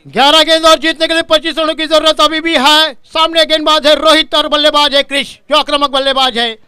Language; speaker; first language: Hindi; non-native, local second language; Marathi